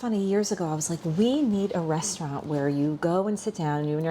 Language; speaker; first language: English; native; English